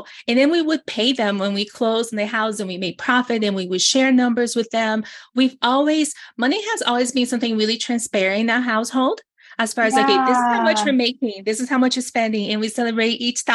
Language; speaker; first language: English; non-native, fluent; Portuguese